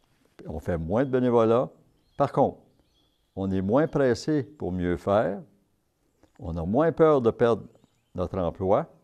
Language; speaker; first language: French; native; French